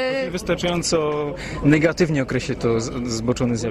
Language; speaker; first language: Polish; native; Polish